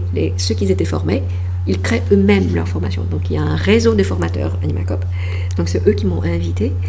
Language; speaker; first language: French; non-native, fluent; Polish